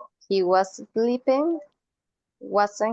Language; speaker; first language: English; non-native, learner; Spanish